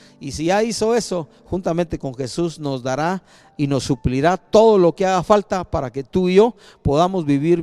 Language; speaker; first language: Spanish; native; Spanish